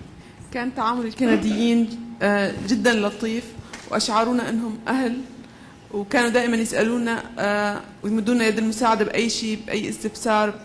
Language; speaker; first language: Arabic; native; Arabic